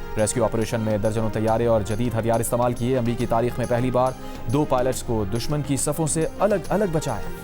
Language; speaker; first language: Urdu; native; Urdu